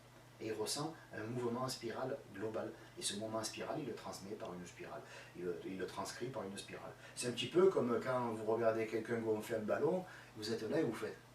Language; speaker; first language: French; native; French